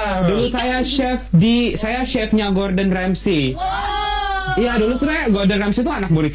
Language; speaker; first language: Indonesian; non-native, fluent; German